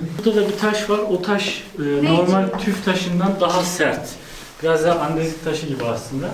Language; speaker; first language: Turkish; native; Turkish